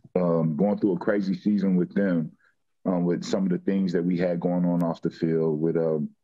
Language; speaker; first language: English; native; English